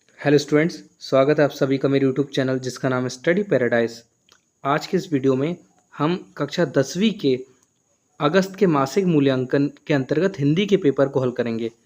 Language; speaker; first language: Hindi; native; Hindi